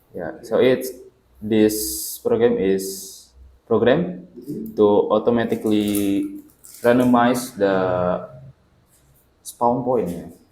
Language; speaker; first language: English; non-native, learner; Indonesian